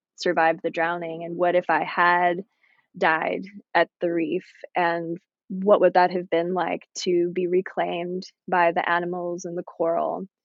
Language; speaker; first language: English; native; English